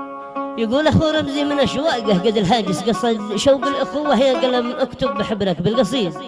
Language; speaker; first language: Arabic; native; Arabic